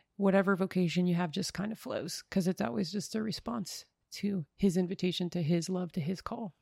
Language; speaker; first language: English; native; English